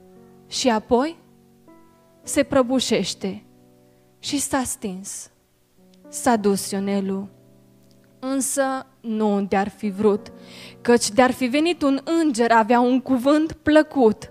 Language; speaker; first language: Romanian; native; Romanian